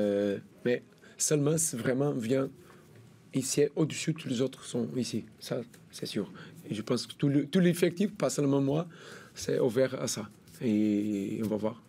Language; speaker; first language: French; non-native, learner; Portuguese